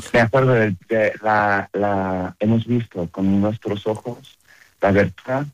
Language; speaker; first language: Spanish; non-native, learner; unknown